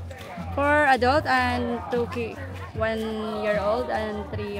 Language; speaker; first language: English; non-native, local second language; Filipino